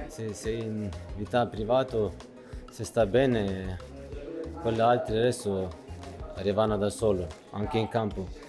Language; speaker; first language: Italian; non-native, fluent; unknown